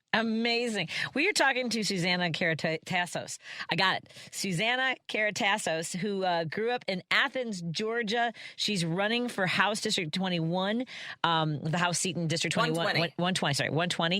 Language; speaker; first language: English; native; English